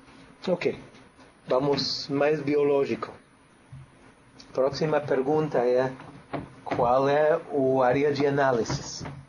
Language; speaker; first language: Spanish; non-native, fluent; English